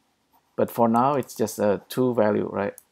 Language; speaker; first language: English; non-native, fluent; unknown